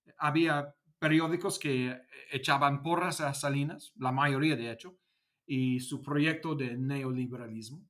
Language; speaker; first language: Spanish; non-native, fluent; English